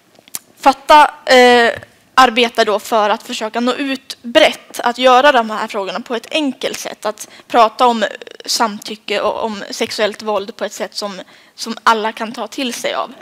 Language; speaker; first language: Swedish; native; Swedish